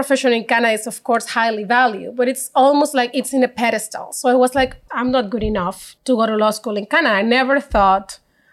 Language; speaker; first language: English; non-native, fluent; Spanish